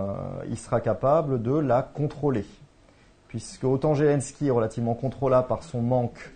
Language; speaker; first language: French; native; French